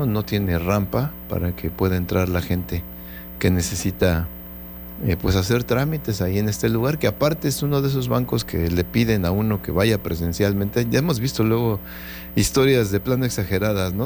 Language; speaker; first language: Spanish; native; Spanish